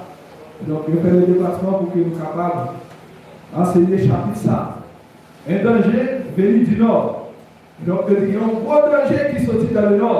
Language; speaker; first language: French; non-native, local second language; Haitian Creole